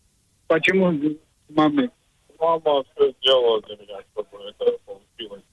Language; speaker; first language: Greek; early bilingual, heritage; Greek